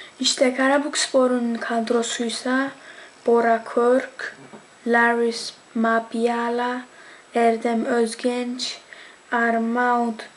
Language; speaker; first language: Turkish; early bilingual, heritage; Turkish